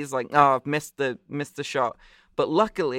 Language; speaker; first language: English; native; English